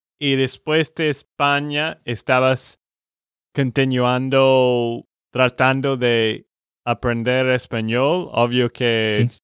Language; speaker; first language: Spanish; non-native, fluent; English